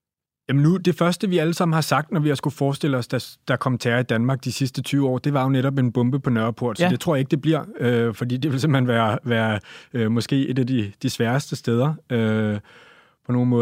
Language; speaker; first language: Danish; native; Danish